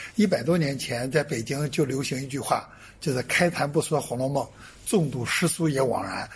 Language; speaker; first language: Chinese; native; Chinese